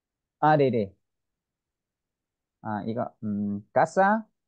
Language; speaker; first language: Korean; non-native, learner; Vietnamese